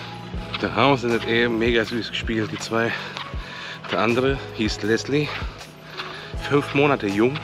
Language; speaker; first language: German; native; German